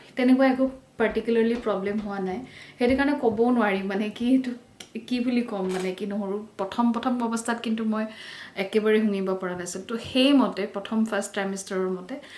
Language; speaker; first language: Assamese; native; Assamese